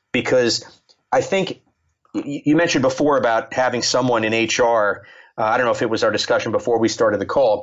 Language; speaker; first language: English; native; English